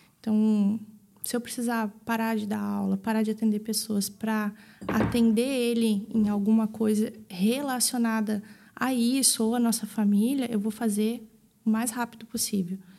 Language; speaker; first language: Portuguese; native; Portuguese